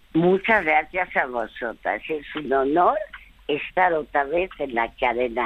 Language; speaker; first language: Spanish; early bilingual, other home language; French